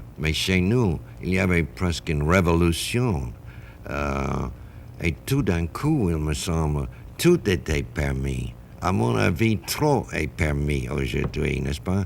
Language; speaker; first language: French; non-native, fluent; English